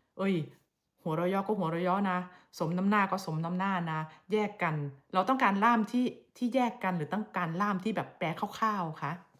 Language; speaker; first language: Thai; native; Thai